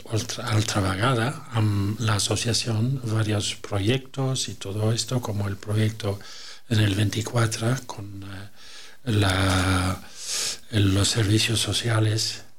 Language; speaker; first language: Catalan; non-native, learner; French